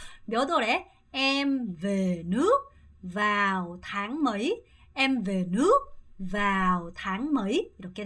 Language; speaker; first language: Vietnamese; non-native, fluent; Korean